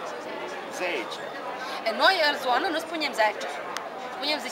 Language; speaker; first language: Romanian; early bilingual, heritage; Romanian